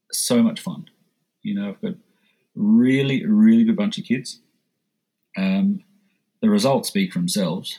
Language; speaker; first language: English; native; English